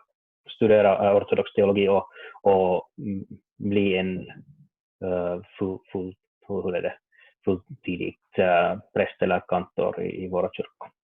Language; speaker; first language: Swedish; non-native, learner; Finnish